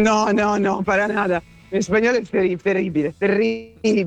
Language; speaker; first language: Spanish; non-native, learner; Italian